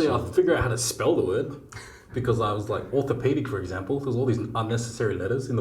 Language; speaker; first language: English; native; English